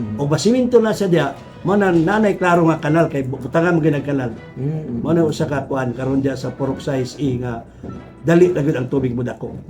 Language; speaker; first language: Cebuano; native; Cebuano